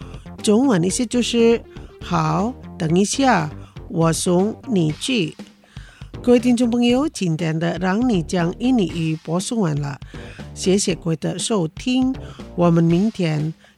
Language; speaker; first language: Chinese; non-native, fluent; Indonesian